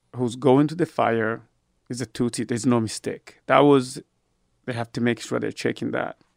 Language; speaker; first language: English; non-native, fluent; Rundi